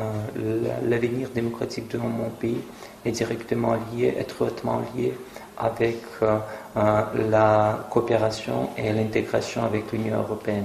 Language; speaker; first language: French; non-native, fluent; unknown